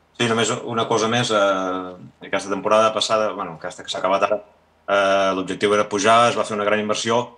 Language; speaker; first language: Catalan; native; Catalan